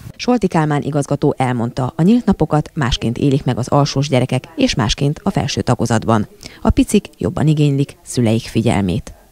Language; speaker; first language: Hungarian; native; Hungarian